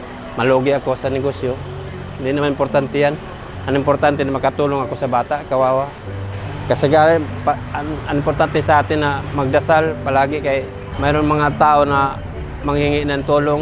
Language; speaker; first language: Filipino; non-native, local second language; Cebuano